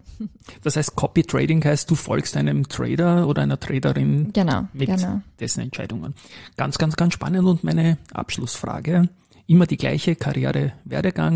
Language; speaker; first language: German; native; German